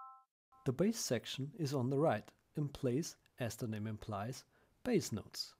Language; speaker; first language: English; non-native, fluent; German